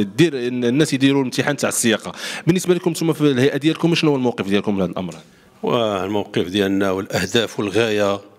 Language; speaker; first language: Arabic; native; Arabic